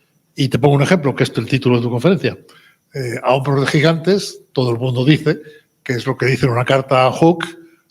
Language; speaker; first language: Spanish; native; Spanish